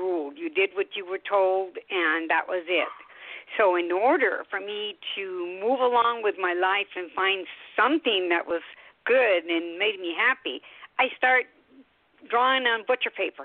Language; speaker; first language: English; early bilingual, other home language; Spanish